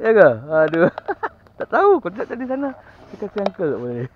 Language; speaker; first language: Malay; native; Malay